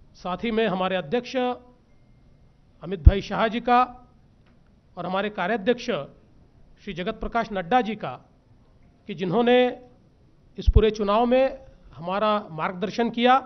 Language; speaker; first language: Hindi; non-native, local second language; Marathi